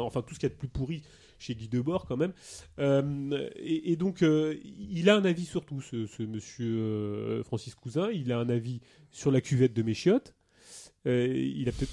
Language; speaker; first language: French; native; French